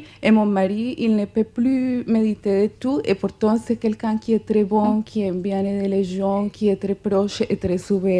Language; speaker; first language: French; non-native, fluent; Spanish